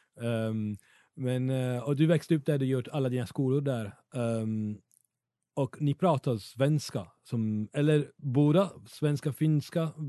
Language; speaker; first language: Swedish; non-native, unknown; Italian